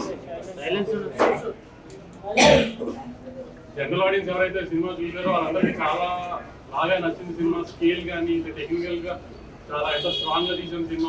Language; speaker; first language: Telugu; native; Telugu